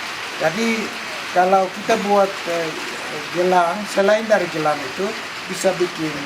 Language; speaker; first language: Indonesian; non-native, local second language; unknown